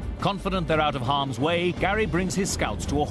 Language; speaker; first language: English; native; English